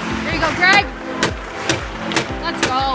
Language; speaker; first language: English; native; English